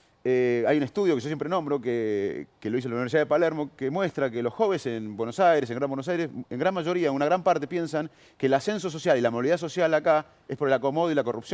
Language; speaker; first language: Spanish; native; Spanish